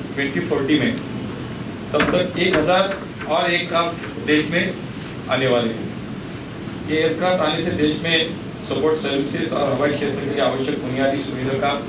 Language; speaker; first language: Hindi; non-native, local second language; Marathi